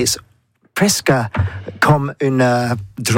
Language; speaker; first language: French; non-native, learner; English